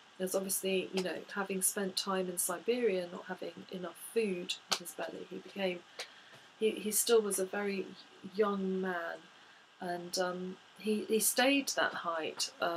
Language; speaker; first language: English; native; English